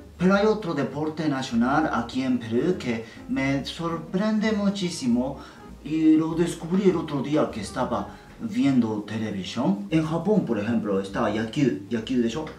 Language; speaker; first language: Spanish; non-native, learner; Japanese